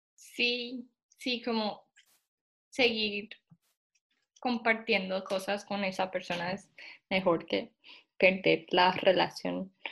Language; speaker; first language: Spanish; non-native, fluent; English